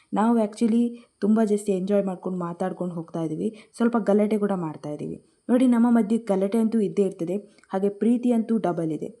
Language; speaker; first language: Kannada; non-native, local second language; Marathi